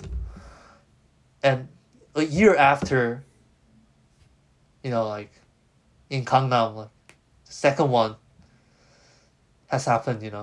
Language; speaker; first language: English; non-native, fluent; Korean